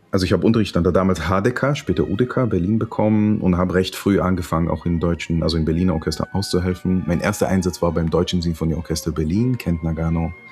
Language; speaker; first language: German; non-native, fluent; Hebrew